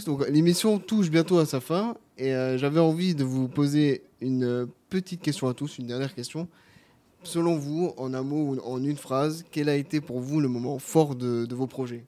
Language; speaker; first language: French; native; French